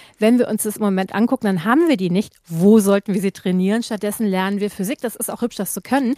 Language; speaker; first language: German; native; German